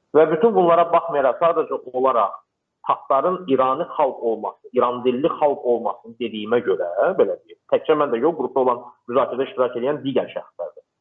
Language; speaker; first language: Azerbaijani; non-native, local second language; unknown